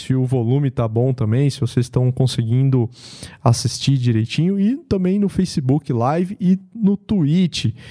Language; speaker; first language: Portuguese; native; Portuguese